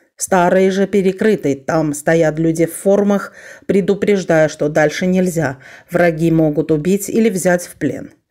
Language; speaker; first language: Russian; non-native, fluent; Armenian